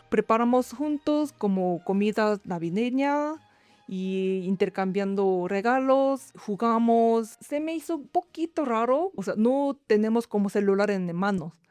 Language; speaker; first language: Spanish; non-native, learner; Korean